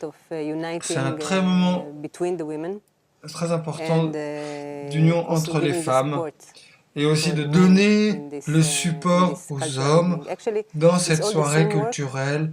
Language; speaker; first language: French; non-native, fluent; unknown